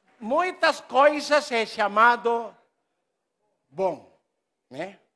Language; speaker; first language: Portuguese; non-native, learner; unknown